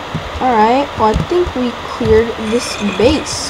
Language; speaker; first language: English; native; English